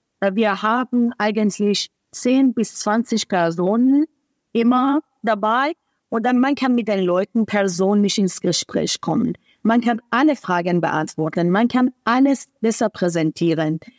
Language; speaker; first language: German; non-native, fluent; Persian